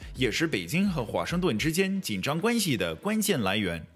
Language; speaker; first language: Chinese; non-native, fluent; English